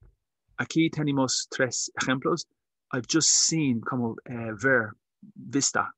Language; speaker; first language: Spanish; non-native, learner; English